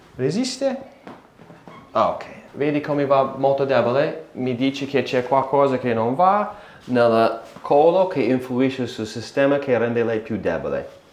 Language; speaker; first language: Italian; non-native, learner; English